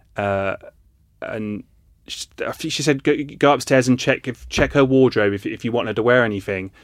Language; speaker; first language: English; native; English